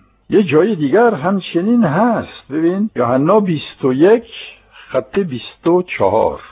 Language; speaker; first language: Persian; non-native, fluent; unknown